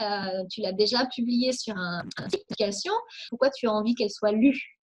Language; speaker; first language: French; native; French